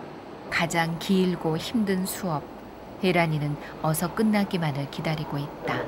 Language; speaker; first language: Korean; native; Korean